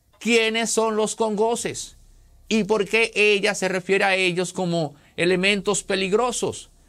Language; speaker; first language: Spanish; native; Spanish